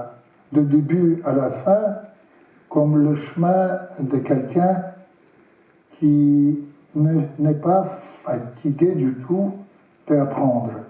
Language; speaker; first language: French; non-native, learner; Russian